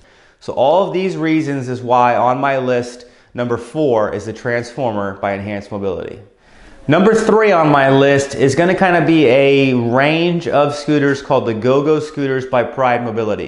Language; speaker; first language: English; native; English